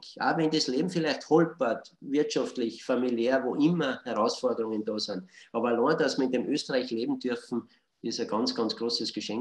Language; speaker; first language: German; native; German